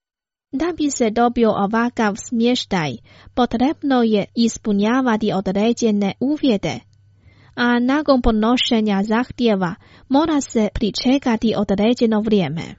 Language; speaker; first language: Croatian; non-native, fluent; Chinese